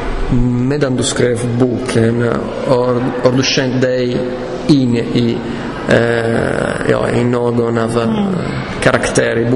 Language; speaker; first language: Swedish; non-native, fluent; Italian